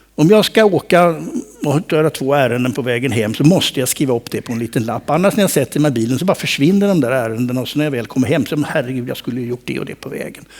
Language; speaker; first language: Swedish; native; Swedish